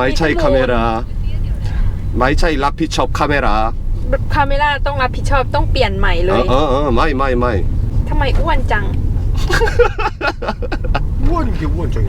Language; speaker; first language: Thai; non-native, learner; Korean